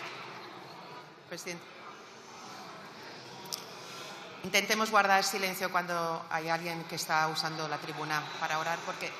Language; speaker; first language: Spanish; native; Spanish